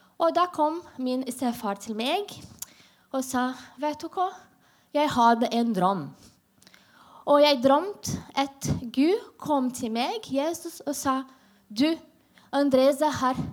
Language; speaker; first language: Norwegian; non-native, learner; Portuguese